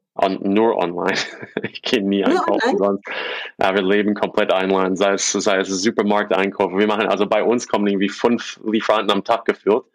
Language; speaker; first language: German; non-native, fluent; English